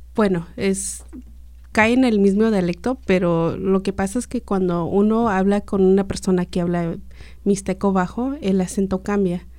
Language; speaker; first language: Spanish; early bilingual, heritage; Spanish